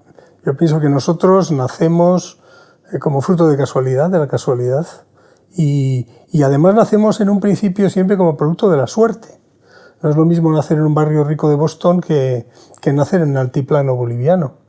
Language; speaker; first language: Spanish; native; Spanish